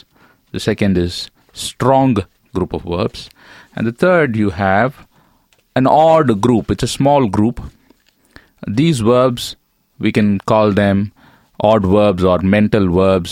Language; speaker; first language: English; non-native, local second language; Tamil